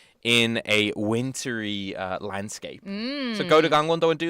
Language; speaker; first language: English; native; English